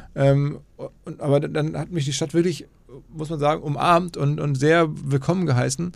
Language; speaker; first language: German; native; German